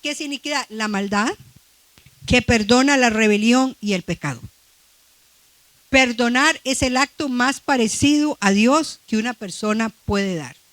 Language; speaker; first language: Spanish; native; Spanish